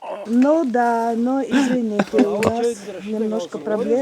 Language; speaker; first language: Russian; non-native, learner; Latvian